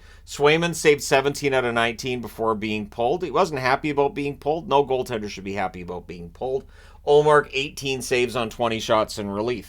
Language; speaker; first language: English; native; English